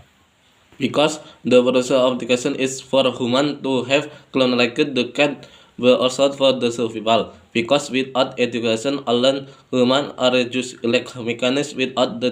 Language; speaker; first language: English; non-native, learner; Indonesian